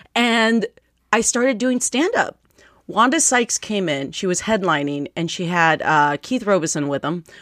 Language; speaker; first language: English; native; English